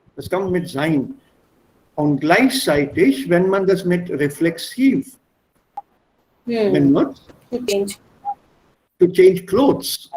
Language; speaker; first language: German; non-native, fluent; Hindi